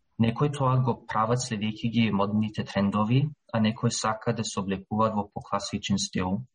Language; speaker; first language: Macedonian; early bilingual, heritage; Macedonian